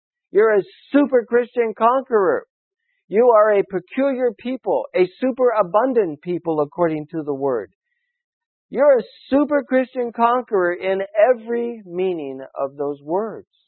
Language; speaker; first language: English; native; English